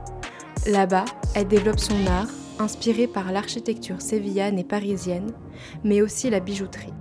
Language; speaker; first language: French; native; French